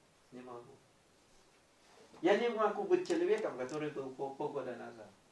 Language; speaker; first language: Russian; non-native, fluent; Thai